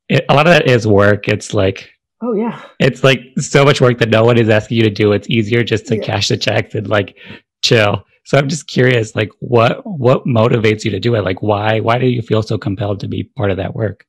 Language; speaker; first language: English; native; English